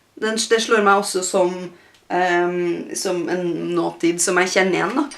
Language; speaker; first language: Norwegian; native; Norwegian